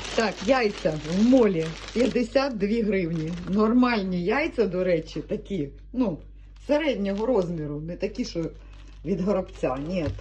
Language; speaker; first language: Ukrainian; native; Ukrainian